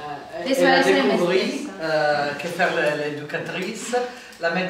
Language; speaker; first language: French; non-native, fluent; Italian